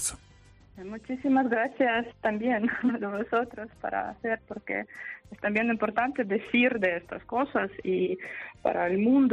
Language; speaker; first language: Spanish; non-native, fluent; Ukrainian